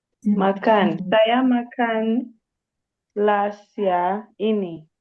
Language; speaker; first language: Indonesian; non-native, learner; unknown